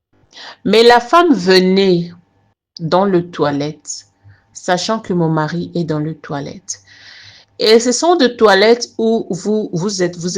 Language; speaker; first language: French; non-native, local second language; Lingala